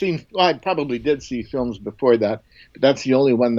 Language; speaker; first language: English; native; English